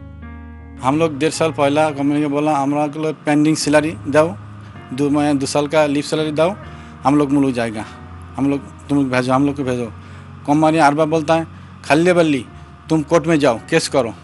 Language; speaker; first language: Hindi; non-native, local second language; Malayalam